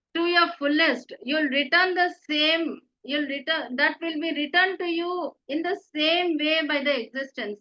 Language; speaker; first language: English; non-native, local second language; Telugu